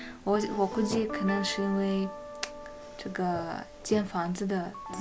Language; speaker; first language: Chinese; non-native, fluent; Russian